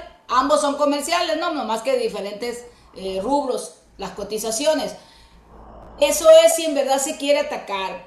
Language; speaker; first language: Spanish; native; Spanish